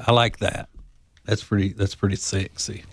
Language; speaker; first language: English; native; English